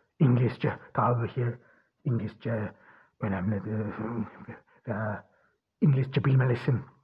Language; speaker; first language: Turkish; early bilingual, heritage; German